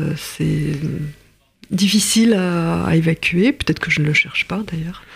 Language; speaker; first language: French; non-native, fluent; Russian